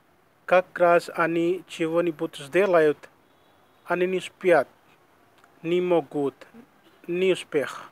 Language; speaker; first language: Russian; non-native, learner; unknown